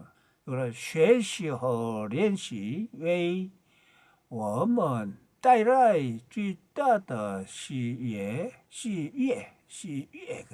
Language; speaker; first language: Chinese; non-native, learner; Korean